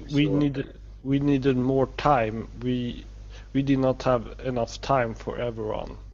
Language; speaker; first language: English; non-native, learner; Swedish